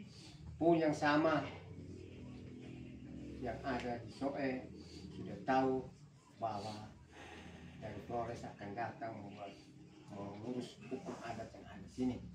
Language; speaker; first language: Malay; non-native, local second language; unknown